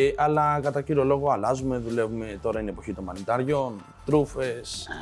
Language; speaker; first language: Greek; native; Greek